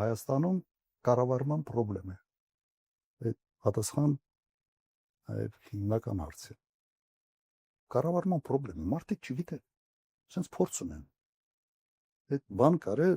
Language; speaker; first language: Armenian; native; Armenian